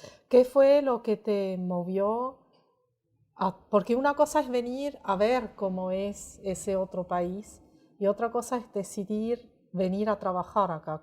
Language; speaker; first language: Spanish; native; Spanish